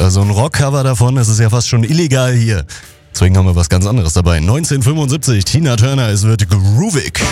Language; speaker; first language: German; native; German